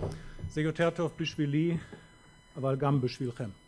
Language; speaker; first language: Hebrew; non-native, learner; German